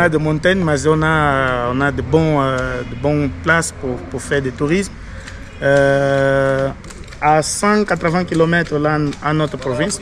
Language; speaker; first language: French; non-native, fluent; Portuguese